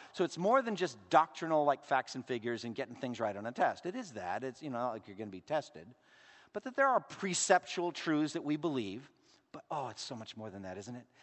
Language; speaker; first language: English; native; English